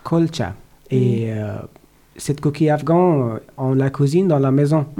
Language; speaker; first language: French; non-native, learner; Persian